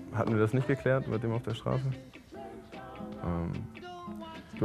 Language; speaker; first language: German; native; German